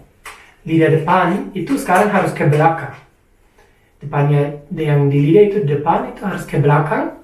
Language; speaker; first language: Indonesian; non-native, fluent; German